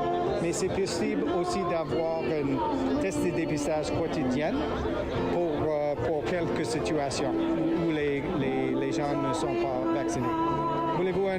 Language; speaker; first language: French; non-native, local second language; English